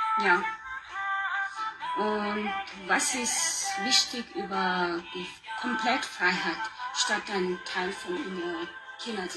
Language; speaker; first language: German; non-native, fluent; Tibetan